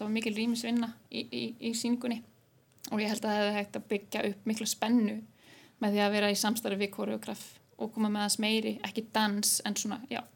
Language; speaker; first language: Icelandic; native; Icelandic